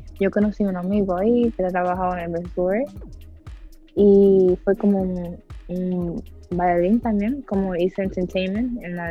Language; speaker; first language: Spanish; early bilingual, heritage; English